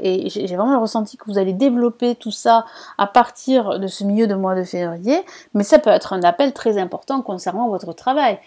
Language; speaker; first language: French; native; French